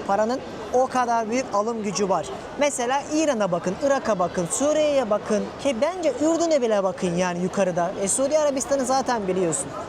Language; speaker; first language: Turkish; native; Turkish